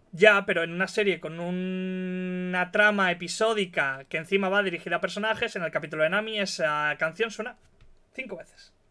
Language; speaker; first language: Spanish; native; Spanish